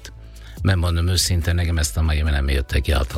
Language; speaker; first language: Hungarian; non-native, learner; Italian